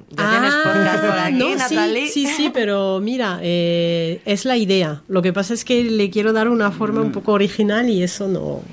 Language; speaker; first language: Spanish; non-native, fluent; French